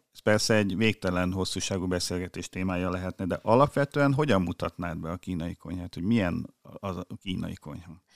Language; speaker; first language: Hungarian; native; Hungarian